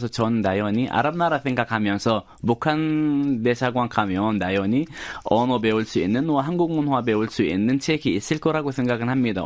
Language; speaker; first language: Korean; non-native, fluent; Arabic